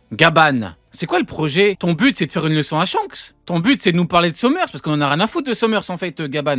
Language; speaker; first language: French; native; French